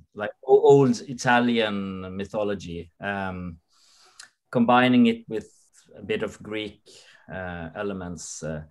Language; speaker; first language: English; non-native, fluent; Norwegian